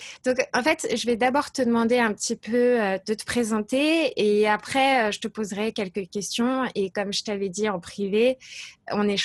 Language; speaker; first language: French; native; French